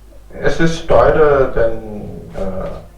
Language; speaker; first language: German; non-native, learner; Hindi